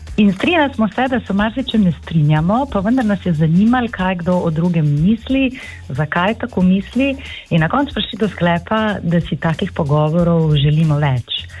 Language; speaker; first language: Slovenian; native; Slovenian